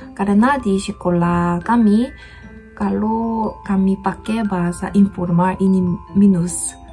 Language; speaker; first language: Indonesian; non-native, fluent; Korean